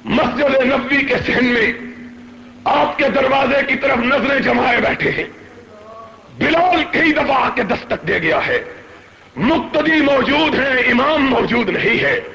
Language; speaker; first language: Urdu; non-native, local second language; Punjabi